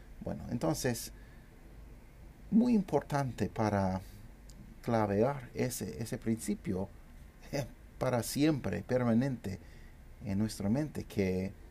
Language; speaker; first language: Spanish; non-native, fluent; English